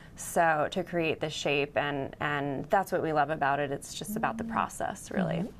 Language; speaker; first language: English; native; English